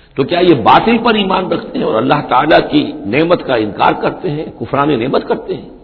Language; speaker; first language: Urdu; native; Urdu